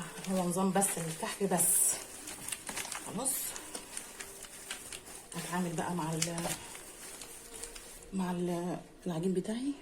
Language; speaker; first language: Arabic; native; Arabic